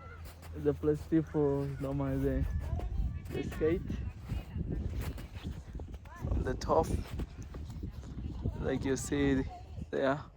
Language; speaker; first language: English; non-native, learner; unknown